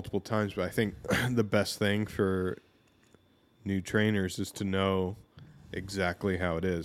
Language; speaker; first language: English; native; English